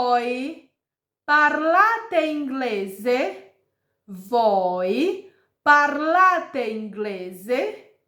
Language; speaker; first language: Italian; non-native, fluent; Portuguese